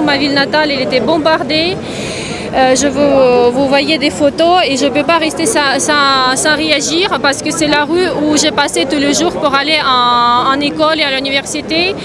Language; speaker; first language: French; non-native, fluent; Russian